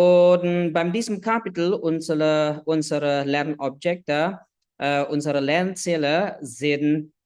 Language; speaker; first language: German; non-native, fluent; Indonesian